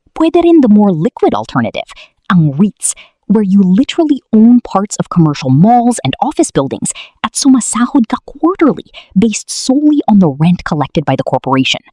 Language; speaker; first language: English; non-native, local second language; Filipino